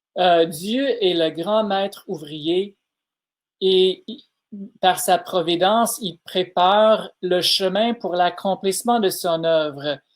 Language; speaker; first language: French; non-native, fluent; English